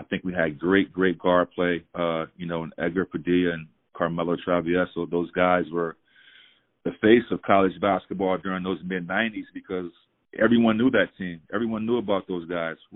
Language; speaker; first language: English; native; English